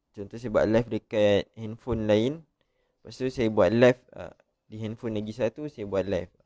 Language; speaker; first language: Malay; native; Malay